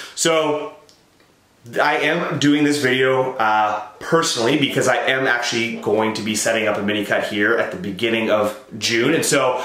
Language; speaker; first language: English; native; English